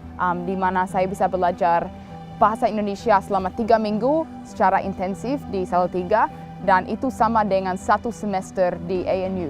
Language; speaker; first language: Indonesian; non-native, fluent; English